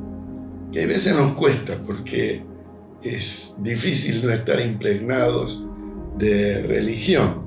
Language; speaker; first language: Spanish; native; Spanish